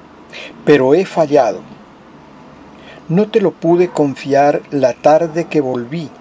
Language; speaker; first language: Spanish; native; Spanish